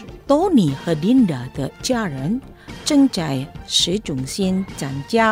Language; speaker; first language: Chinese; non-native, fluent; Indonesian